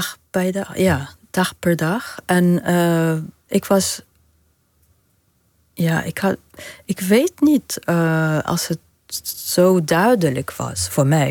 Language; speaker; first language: Dutch; non-native, fluent; Arabic